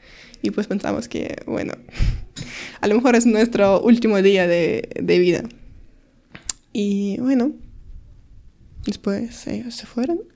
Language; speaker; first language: Spanish; non-native, learner; Ukrainian